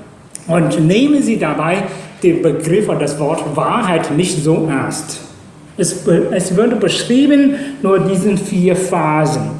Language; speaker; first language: German; non-native, fluent; Chinese